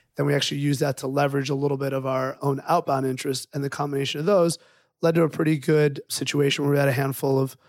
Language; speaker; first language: English; native; English